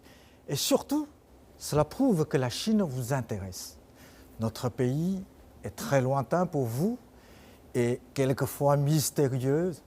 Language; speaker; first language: French; non-native, fluent; Chinese